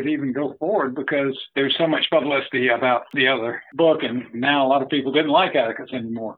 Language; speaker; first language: English; native; English